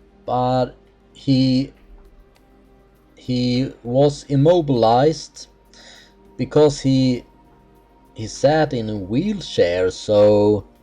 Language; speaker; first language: English; non-native, fluent; Swedish